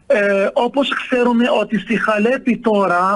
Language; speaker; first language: Greek; non-native, fluent; Arabic